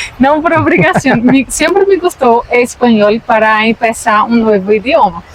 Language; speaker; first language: Spanish; non-native, fluent; Portuguese